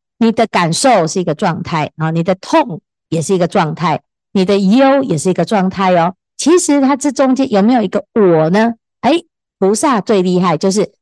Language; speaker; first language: Chinese; native; Chinese